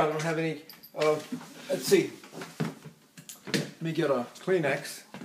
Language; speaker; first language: English; native; English